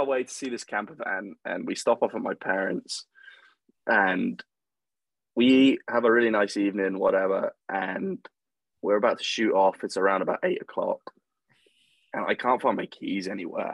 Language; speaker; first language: English; native; English